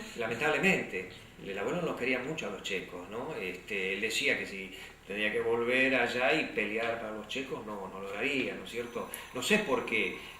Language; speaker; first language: Spanish; early bilingual, other home language; Slovak